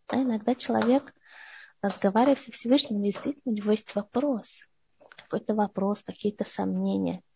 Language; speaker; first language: Russian; early bilingual, heritage; Russian